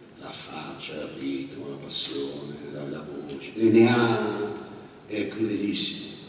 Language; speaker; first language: Italian; native; Italian